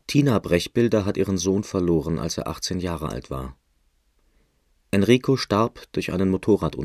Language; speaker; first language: German; native; German